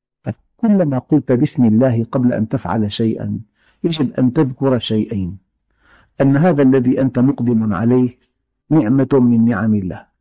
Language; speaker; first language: Arabic; native; Arabic